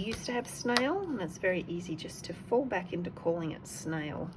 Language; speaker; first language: English; native; English